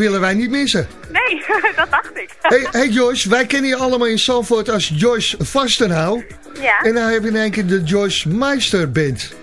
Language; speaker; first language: Dutch; native; Dutch